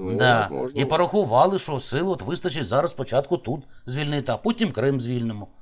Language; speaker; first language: Ukrainian; native; Ukrainian